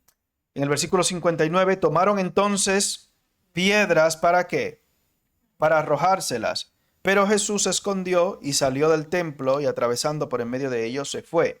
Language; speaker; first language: Spanish; native; Spanish